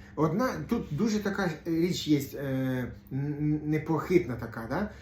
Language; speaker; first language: Ukrainian; non-native, local second language; Russian